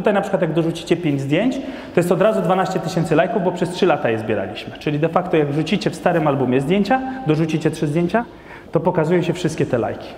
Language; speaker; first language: Polish; non-native, fluent; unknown